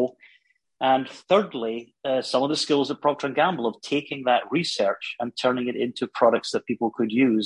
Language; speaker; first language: English; native; English